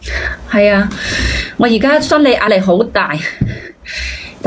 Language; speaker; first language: Cantonese; native; Cantonese